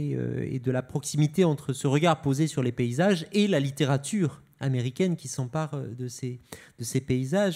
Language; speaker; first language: French; native; French